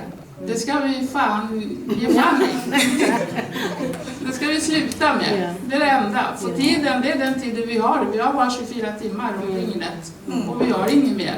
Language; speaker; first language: Swedish; non-native, fluent; Swahili